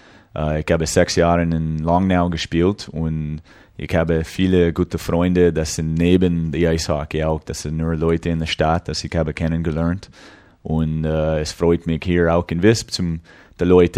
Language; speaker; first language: German; early bilingual, heritage; English